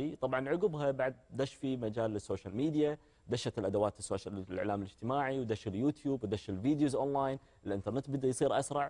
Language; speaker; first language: Arabic; native; Arabic